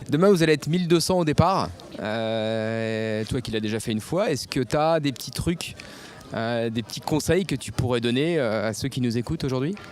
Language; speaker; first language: French; native; French